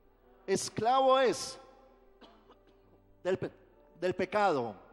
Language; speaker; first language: Spanish; native; Spanish